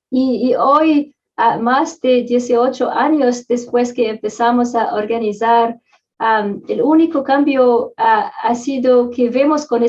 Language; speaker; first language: Spanish; non-native, fluent; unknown